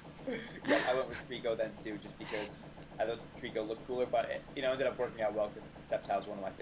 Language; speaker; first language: English; native; English